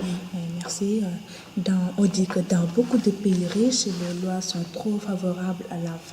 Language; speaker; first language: French; non-native, local second language; Wolof